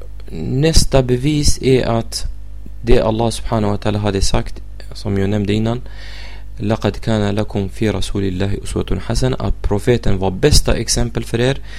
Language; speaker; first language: Swedish; non-native, fluent; Arabic